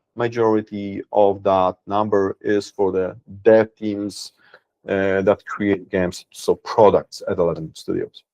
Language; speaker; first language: English; non-native, fluent; Polish